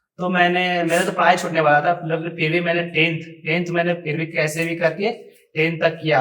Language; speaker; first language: Hindi; native; Hindi